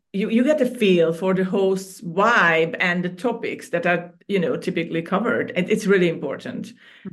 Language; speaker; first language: English; non-native, fluent; Hungarian